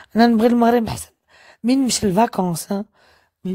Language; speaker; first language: Arabic; early bilingual, heritage; French